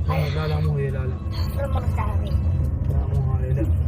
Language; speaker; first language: Arabic; native; Arabic